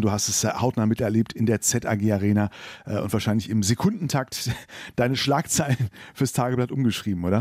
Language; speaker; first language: German; native; German